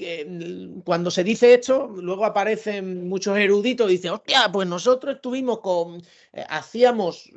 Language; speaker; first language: Spanish; native; Spanish